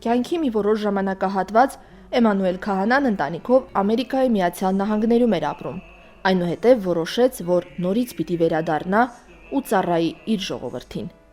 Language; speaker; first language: Armenian; native; Armenian